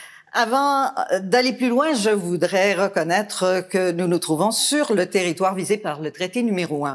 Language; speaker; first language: French; native; French